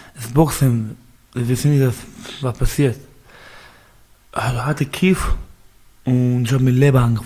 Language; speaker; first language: German; non-native, learner; Baluchi